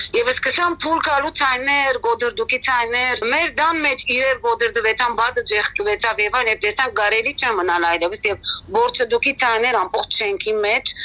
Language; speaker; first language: Armenian; early bilingual, heritage; Armenian